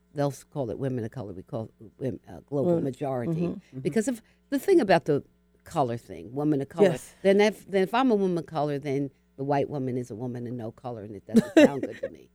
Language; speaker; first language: English; native; English